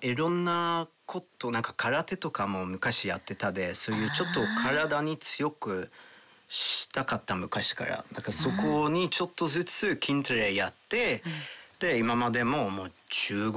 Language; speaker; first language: Japanese; non-native, learner; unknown